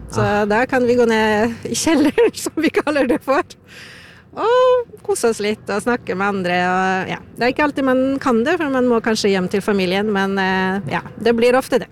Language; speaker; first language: Norwegian; non-native, fluent; Polish